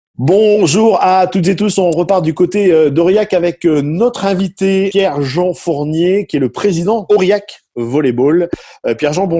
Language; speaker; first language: French; native; French